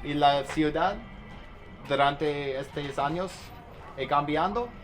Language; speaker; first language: Spanish; non-native, learner; English